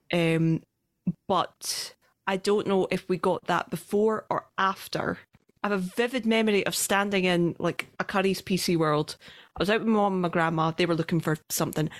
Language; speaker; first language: English; native; English